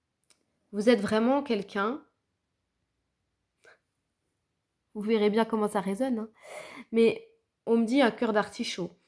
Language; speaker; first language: French; native; French